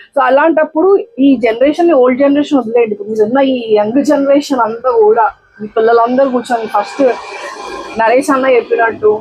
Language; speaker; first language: Telugu; native; Telugu